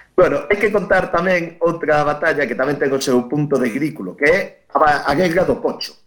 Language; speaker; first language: Galician; native; Galician